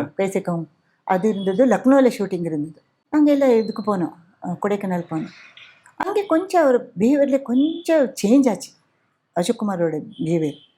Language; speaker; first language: Tamil; non-native, fluent; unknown